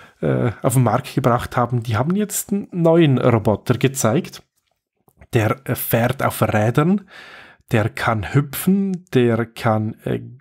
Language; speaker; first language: German; native; German